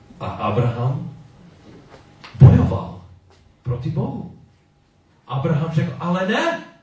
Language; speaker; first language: Czech; non-native, learner; English